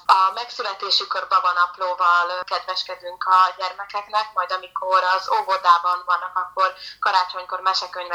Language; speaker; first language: Hungarian; native; Hungarian